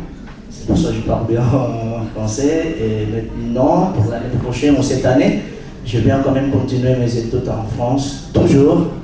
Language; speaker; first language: French; non-native, fluent; Indonesian